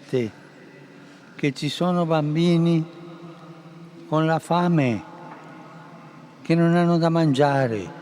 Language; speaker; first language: Italian; non-native, fluent; Spanish